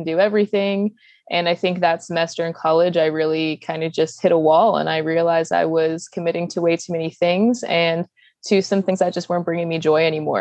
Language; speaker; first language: English; native; English